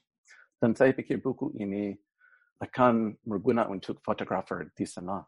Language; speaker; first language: Indonesian; non-native, fluent; English